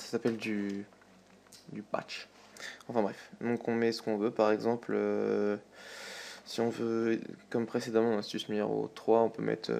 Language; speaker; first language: French; native; French